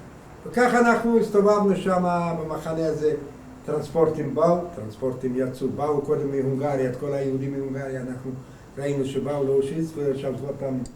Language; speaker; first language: Hebrew; non-native, fluent; Hungarian